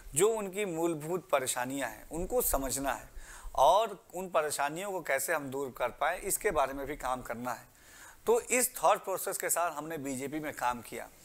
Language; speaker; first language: Hindi; native; Hindi